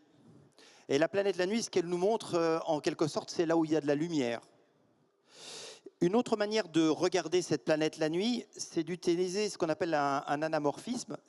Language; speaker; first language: French; native; French